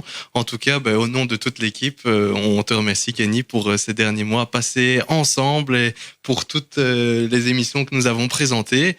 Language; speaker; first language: French; native; French